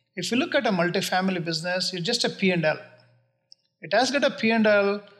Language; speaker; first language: English; non-native, local second language; Kannada